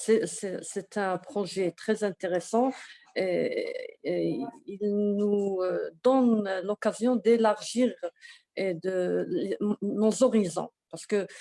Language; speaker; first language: French; non-native, local second language; Arabic